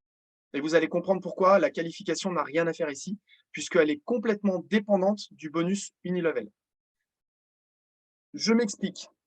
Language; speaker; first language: French; native; French